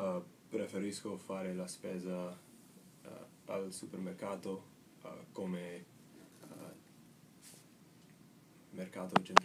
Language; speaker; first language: Italian; non-native, learner; English